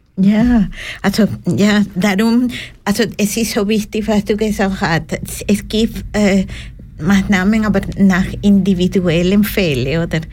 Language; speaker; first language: German; non-native, learner; Spanish